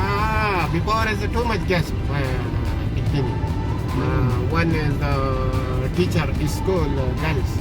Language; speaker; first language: English; non-native, learner; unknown